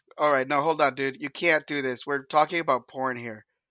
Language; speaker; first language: English; native; English